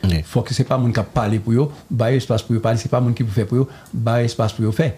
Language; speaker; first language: French; non-native, local second language; Haitian Creole